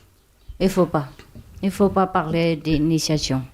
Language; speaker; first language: French; non-native, learner; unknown